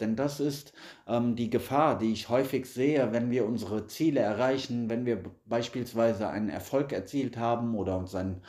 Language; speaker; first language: German; native; German